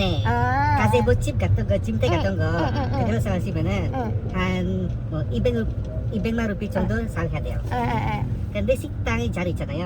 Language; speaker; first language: Korean; non-native, learner; Indonesian